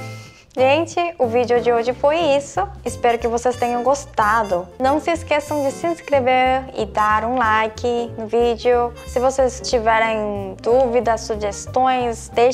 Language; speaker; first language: Portuguese; non-native, fluent; Korean